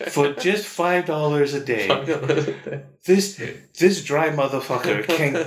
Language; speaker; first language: English; non-native, local second language; Malay